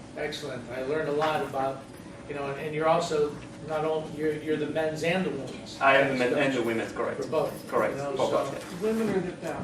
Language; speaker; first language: English; non-native, fluent; French